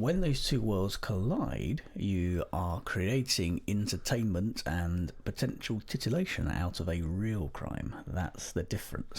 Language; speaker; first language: English; native; English